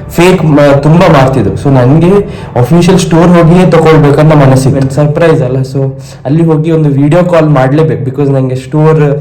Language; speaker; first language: Kannada; native; Kannada